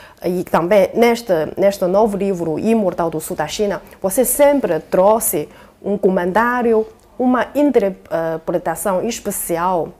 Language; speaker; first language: Portuguese; non-native, fluent; Chinese